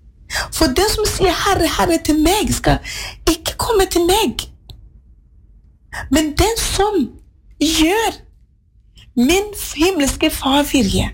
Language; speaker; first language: Norwegian; non-native, fluent; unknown